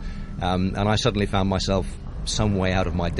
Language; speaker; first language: English; native; English